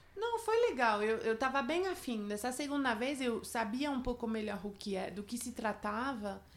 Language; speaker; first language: Portuguese; non-native, fluent; French